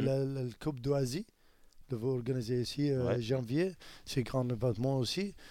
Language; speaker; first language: French; non-native, learner; Arabic